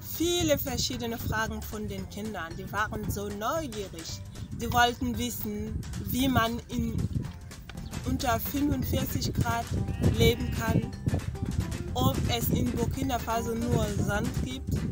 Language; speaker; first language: German; non-native, learner; Mossi